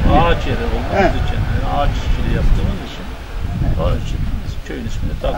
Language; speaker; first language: Turkish; native; Turkish